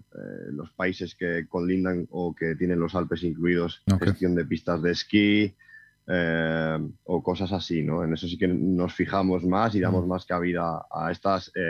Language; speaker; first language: Spanish; native; Spanish